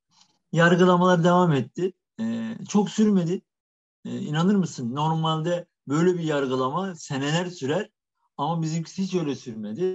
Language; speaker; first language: Turkish; native; Turkish